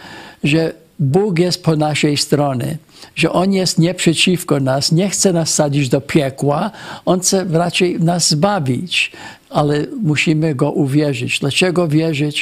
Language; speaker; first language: Polish; non-native, fluent; English